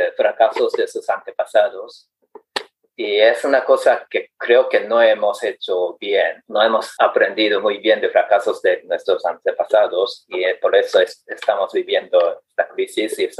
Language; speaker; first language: Spanish; non-native, fluent; Japanese